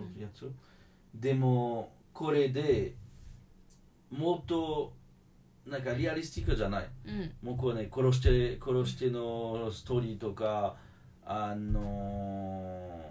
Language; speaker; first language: Japanese; non-native, fluent; French